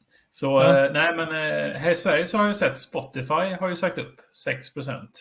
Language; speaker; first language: Swedish; native; Swedish